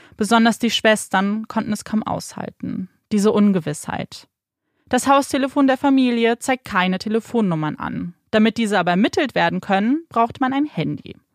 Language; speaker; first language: German; native; German